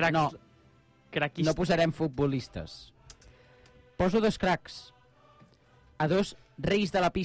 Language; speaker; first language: Catalan; native; Catalan